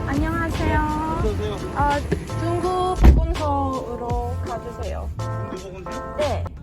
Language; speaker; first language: Korean; non-native, learner; Chinese